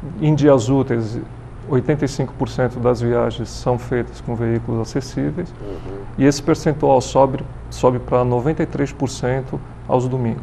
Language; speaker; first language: Portuguese; native; Portuguese